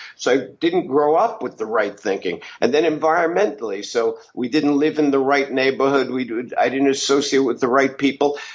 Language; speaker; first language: English; native; English